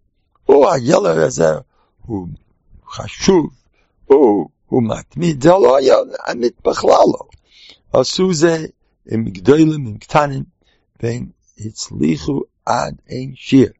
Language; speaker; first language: Hebrew; non-native, fluent; English